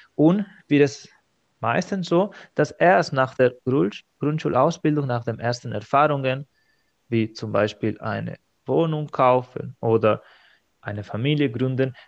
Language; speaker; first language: German; non-native, fluent; Spanish